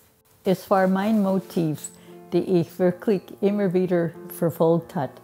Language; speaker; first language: German; non-native, fluent; English